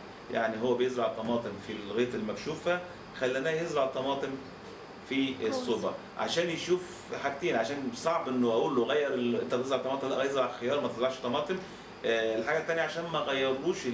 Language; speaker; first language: Arabic; native; Arabic